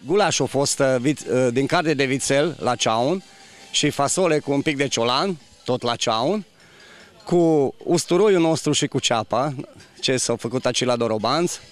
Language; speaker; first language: Romanian; non-native, local second language; Hungarian